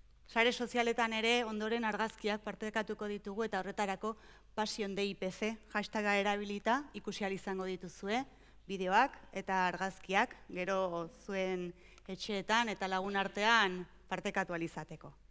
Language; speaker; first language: Basque; early bilingual, heritage; Basque